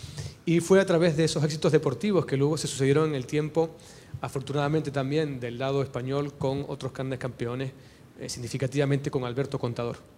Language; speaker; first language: Spanish; native; Spanish